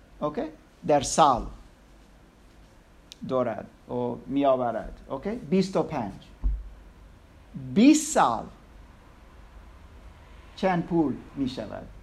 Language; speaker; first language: Persian; non-native, learner; English